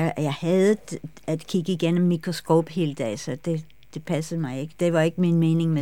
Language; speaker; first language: Danish; non-native, fluent; English